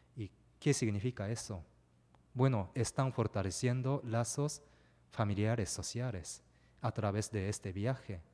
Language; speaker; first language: Spanish; non-native, fluent; Japanese